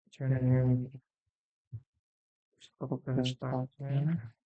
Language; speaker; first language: Indonesian; native; Indonesian